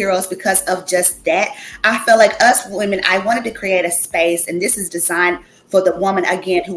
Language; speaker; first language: English; native; English